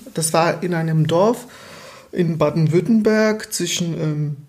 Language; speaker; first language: German; early bilingual, other home language; Portuguese